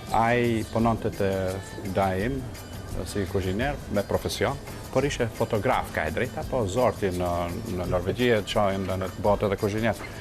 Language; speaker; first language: Albanian; native; Albanian